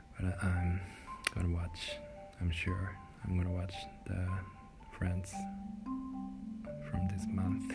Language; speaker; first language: English; non-native, fluent; Japanese